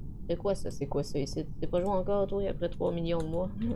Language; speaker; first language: French; native; French